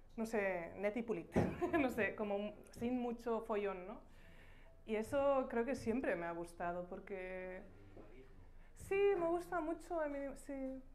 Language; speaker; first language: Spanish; non-native, fluent; German